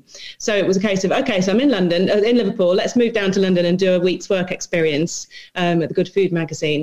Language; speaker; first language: English; native; English